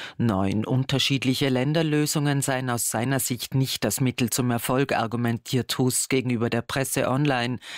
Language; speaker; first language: German; native; German